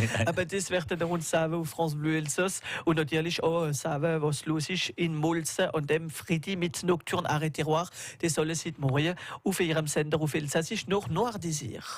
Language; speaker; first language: German; native; German